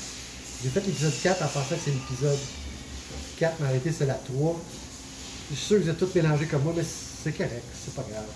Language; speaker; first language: French; native; French